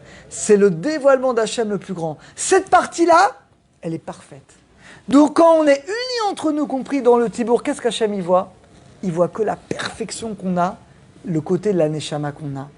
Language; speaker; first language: French; native; French